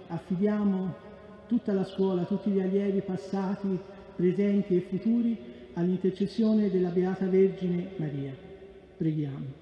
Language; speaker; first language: Italian; native; Italian